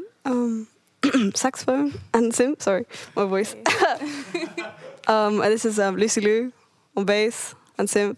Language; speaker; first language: English; native; English